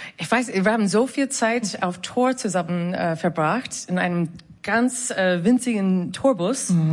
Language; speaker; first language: German; non-native, fluent; English